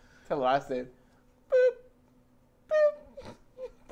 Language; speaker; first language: English; native; English